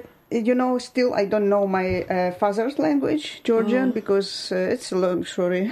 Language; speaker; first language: English; non-native, fluent; Ukrainian